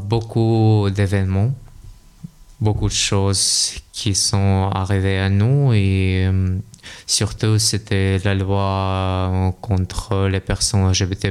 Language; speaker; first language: French; non-native, learner; Russian